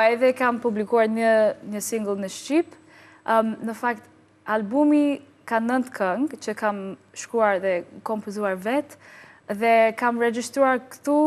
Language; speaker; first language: Albanian; non-native, learner; English